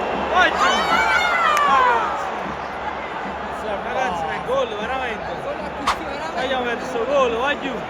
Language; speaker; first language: Italian; native; Italian